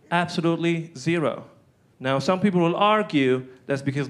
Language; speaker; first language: English; non-native, fluent; Arabic